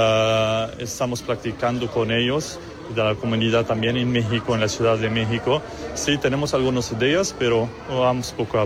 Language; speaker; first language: Spanish; non-native, learner; Arabic